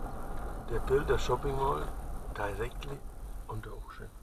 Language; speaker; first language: English; non-native, learner; German